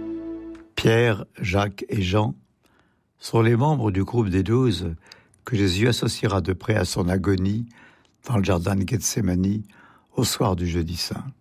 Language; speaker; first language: French; native; French